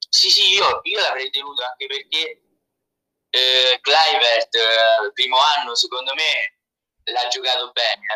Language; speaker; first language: Italian; early bilingual, other home language; Romanian